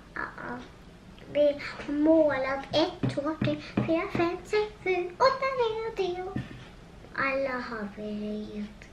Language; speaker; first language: Swedish; early bilingual, other home language; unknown